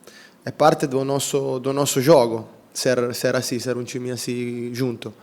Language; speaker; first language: Portuguese; non-native, fluent; Italian